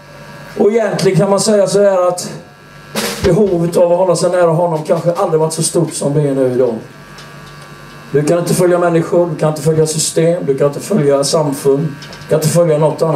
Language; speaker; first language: Swedish; native; Swedish